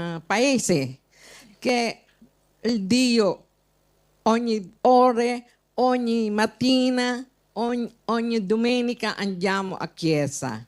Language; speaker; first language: Italian; non-native, learner; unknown